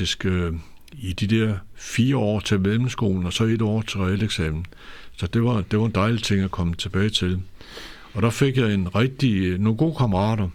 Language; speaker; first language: Danish; native; Danish